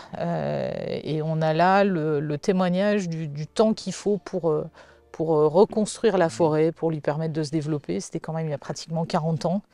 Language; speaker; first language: French; native; French